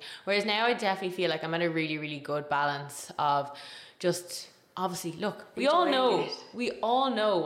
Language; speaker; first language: English; native; English